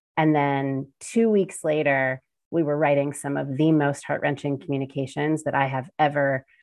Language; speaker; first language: English; native; English